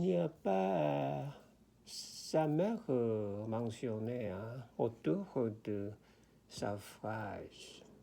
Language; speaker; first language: French; non-native, learner; Korean